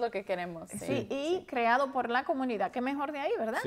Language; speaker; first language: Spanish; early bilingual, heritage; Spanish